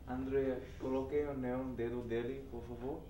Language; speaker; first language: Portuguese; non-native, learner; English